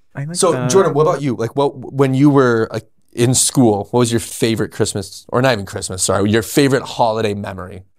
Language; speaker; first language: English; early bilingual, other home language; Polish